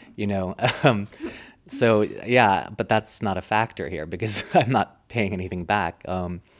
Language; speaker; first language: English; native; English